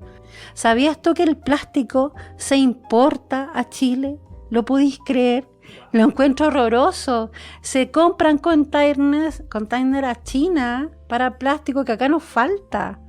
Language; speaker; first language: Spanish; native; Spanish